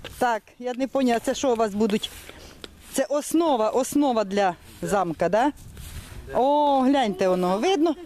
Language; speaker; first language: Ukrainian; native; Ukrainian